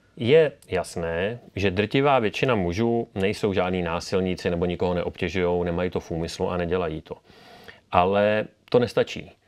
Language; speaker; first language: Czech; native; Czech